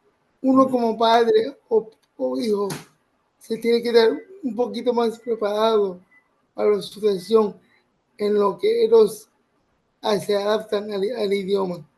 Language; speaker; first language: Spanish; early bilingual, other home language; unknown